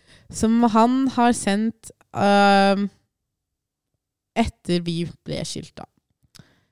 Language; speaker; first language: Norwegian; native; Norwegian